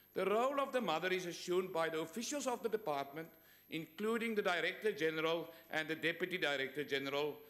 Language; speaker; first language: English; non-native, local second language; Afrikaans